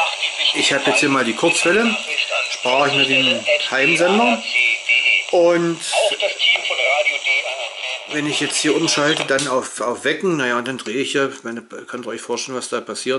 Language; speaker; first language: German; native; German